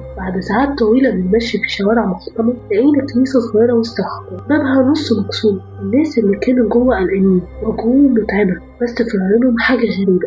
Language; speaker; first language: Arabic; native; Arabic